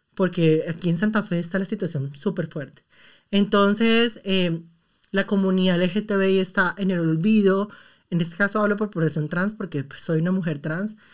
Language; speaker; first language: Spanish; native; Spanish